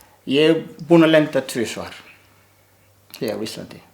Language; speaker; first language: Icelandic; non-native, learner; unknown